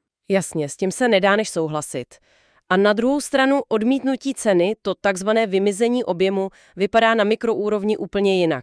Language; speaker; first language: Czech; native; Czech